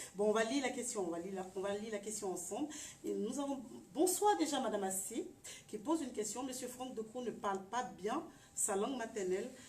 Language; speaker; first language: French; native; French